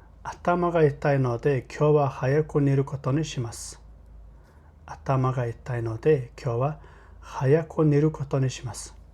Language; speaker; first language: Japanese; non-native, fluent; Mongolian